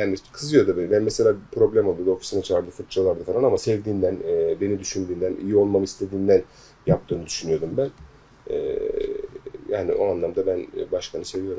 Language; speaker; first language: Turkish; native; Turkish